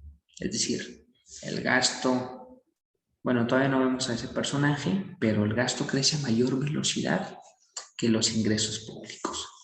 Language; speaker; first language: Spanish; native; Spanish